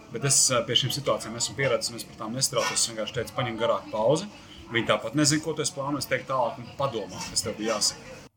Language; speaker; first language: Latvian; non-native, local second language; Russian